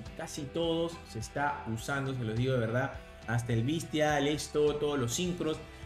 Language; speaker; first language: Spanish; native; Spanish